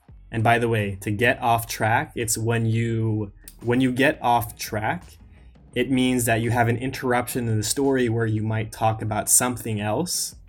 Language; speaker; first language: English; native; English